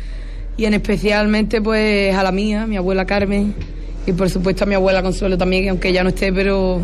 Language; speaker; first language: Spanish; native; Spanish